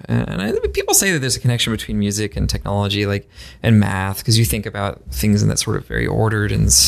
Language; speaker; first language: English; native; English